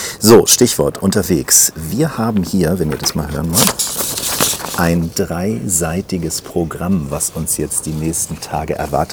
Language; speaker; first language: German; native; German